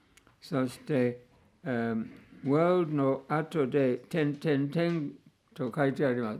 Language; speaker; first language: Japanese; non-native, fluent; English